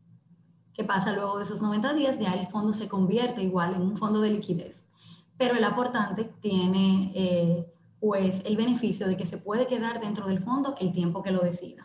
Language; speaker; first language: Spanish; native; Spanish